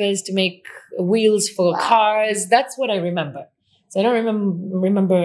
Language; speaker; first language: English; non-native, local second language; Swahili